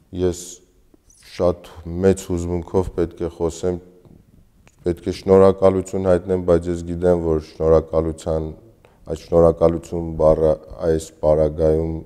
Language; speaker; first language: Armenian; native; Armenian